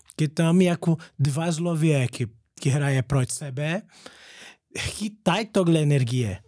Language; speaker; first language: Czech; non-native, learner; Portuguese